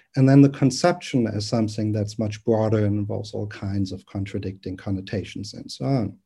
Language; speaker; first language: English; non-native, fluent; German